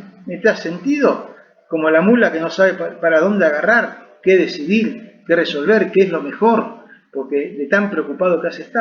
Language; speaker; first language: Spanish; native; Spanish